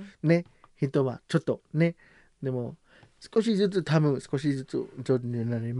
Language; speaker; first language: Japanese; non-native, learner; Samoan